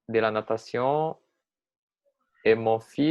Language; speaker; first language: French; non-native, learner; Portuguese